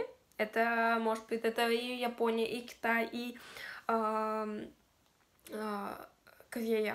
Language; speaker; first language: Russian; non-native, local second language; Kazakh